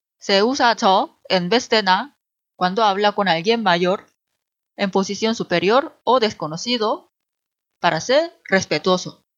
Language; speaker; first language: Spanish; non-native, fluent; Korean